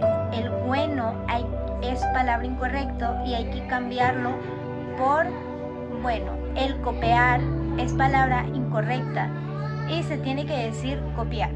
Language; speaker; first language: Spanish; native; Spanish